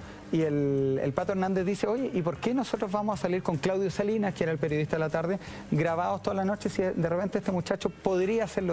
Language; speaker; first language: Spanish; native; Spanish